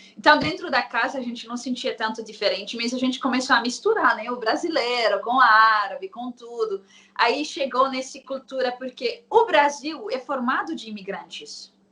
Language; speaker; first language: Portuguese; non-native, fluent; Arabic